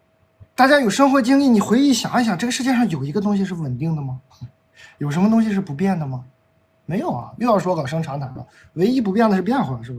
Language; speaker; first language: Chinese; native; Chinese